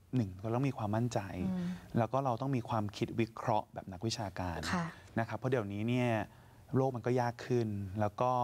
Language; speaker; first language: Thai; native; Thai